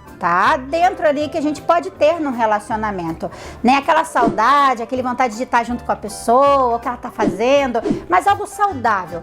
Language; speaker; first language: Portuguese; native; Portuguese